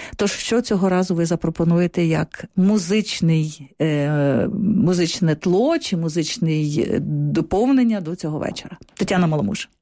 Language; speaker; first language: Ukrainian; native; Ukrainian